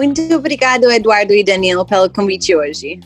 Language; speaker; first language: Portuguese; early bilingual, heritage; English